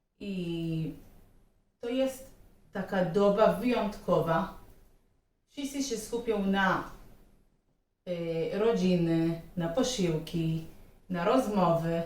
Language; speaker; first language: Polish; non-native, learner; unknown